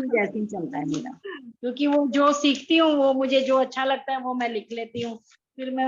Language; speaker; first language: Hindi; native; Hindi